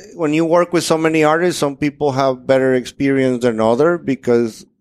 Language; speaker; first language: English; non-native, fluent; Spanish